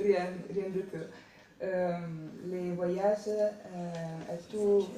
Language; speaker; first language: French; non-native, learner; Italian